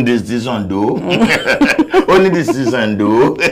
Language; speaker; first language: English; non-native, local second language; Yoruba